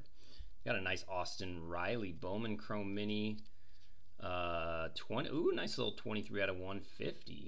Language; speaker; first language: English; native; English